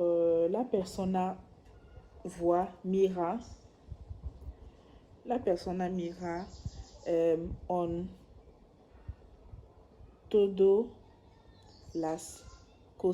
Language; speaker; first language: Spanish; non-native, learner; French